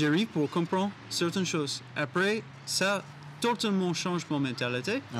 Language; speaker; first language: French; non-native, learner; English